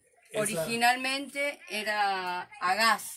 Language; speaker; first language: Portuguese; non-native, learner; Spanish